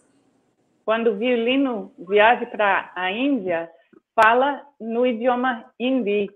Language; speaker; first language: Portuguese; non-native, fluent; English